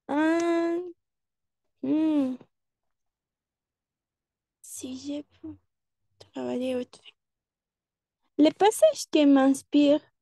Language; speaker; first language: French; non-native, learner; Spanish